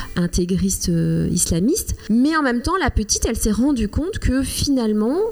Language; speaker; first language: French; non-native, local second language; Kinyarwanda